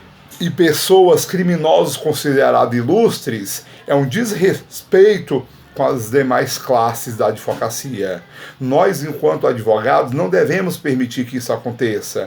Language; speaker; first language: Portuguese; native; Portuguese